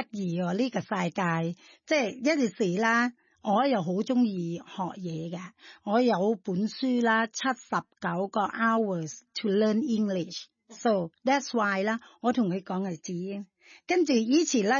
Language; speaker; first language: Cantonese; non-native, learner; Thai